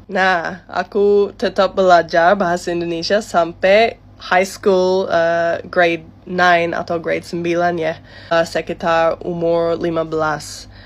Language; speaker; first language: Indonesian; non-native, fluent; English